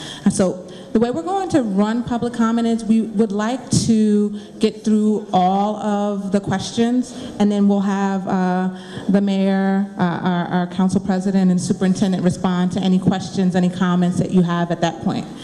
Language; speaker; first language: English; native; English